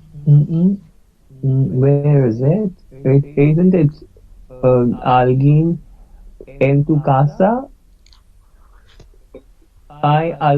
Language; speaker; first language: Spanish; non-native, learner; English